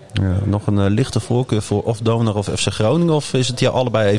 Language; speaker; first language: Dutch; native; Dutch